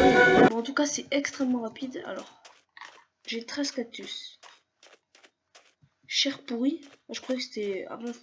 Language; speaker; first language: French; native; French